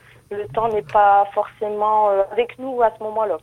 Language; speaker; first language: French; native; French